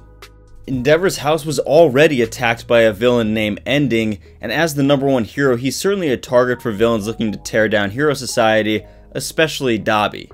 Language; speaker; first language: English; native; English